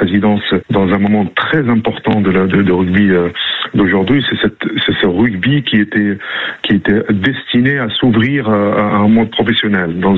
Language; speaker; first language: French; non-native, local second language; Arabic